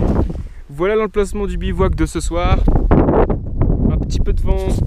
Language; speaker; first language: French; native; French